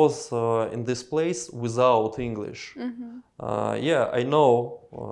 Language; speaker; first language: English; non-native, learner; Russian